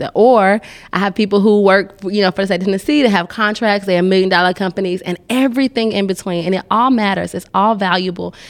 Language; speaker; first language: English; native; English